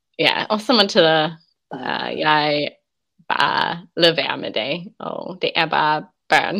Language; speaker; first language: Danish; non-native, learner; English